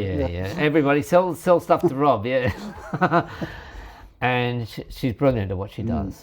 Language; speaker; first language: English; native; English